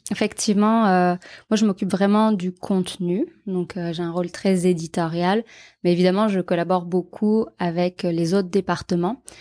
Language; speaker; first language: French; native; French